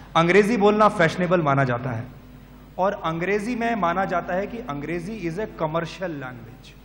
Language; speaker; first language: Hindi; native; Hindi